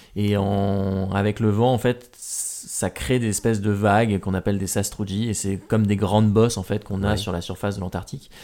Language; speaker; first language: French; native; French